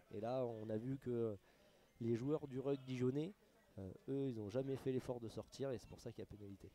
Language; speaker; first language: French; native; French